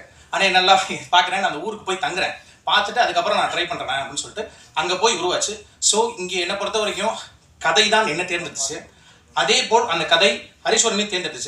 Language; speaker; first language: Tamil; native; Tamil